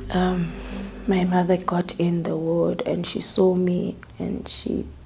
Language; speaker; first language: English; non-native, local second language; Southern Sotho